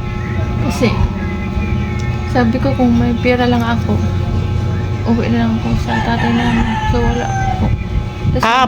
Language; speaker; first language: Filipino; non-native, local second language; Waray